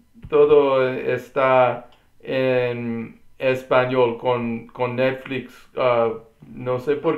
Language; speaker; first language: Spanish; non-native, learner; English